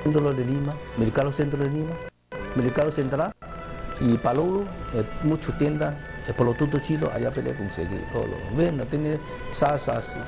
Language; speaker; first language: Spanish; non-native, learner; Cantonese